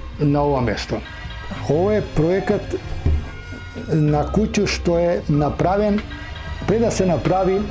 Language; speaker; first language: Macedonian; non-native, local second language; Serbian